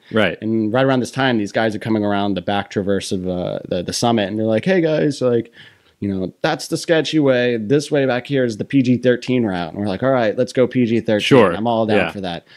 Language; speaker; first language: English; native; English